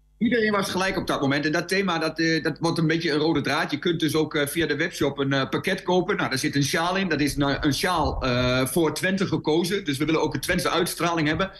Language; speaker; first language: Dutch; native; Dutch